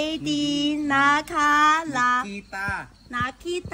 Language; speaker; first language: Filipino; non-native, learner; Chinese